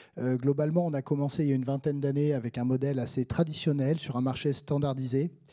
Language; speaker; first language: French; native; French